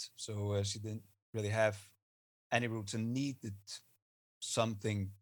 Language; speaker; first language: English; non-native, fluent; Icelandic